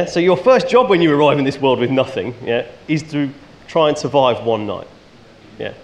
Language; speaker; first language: English; native; English